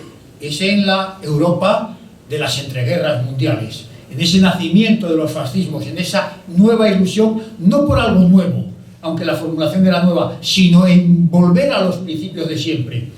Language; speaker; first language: Spanish; native; Spanish